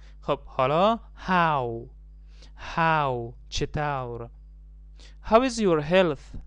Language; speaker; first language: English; non-native, fluent; Persian